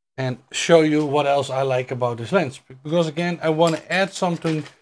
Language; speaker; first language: English; non-native, fluent; Dutch